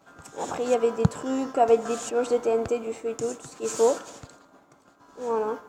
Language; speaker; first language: French; native; French